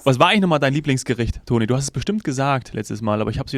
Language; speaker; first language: German; native; German